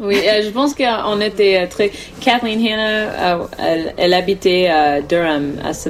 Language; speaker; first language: French; non-native, learner; English